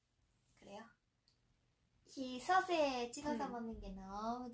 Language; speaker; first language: Korean; non-native, fluent; Japanese